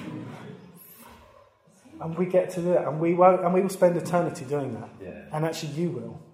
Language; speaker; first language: English; native; English